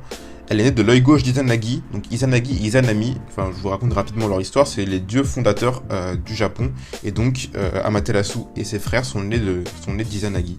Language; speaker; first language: French; native; French